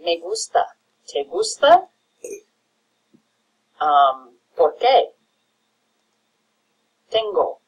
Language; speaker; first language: Spanish; non-native, fluent; English